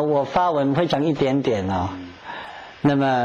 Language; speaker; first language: Chinese; non-native, fluent; English